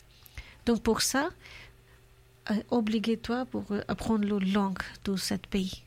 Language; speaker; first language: French; non-native, learner; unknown